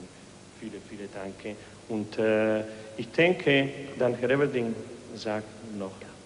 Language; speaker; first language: German; non-native, learner; Spanish